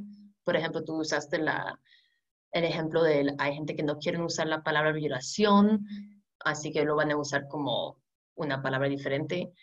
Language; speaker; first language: Spanish; non-native, fluent; English